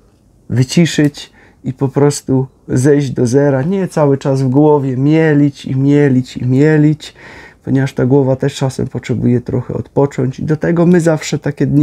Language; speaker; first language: Polish; native; Polish